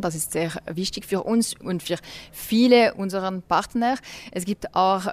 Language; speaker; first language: German; non-native, local second language; French